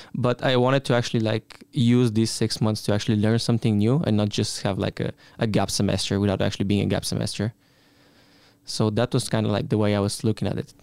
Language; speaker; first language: English; non-native, fluent; Bulgarian